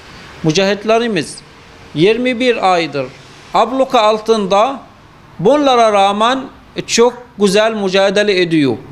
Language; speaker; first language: Turkish; non-native, fluent; Arabic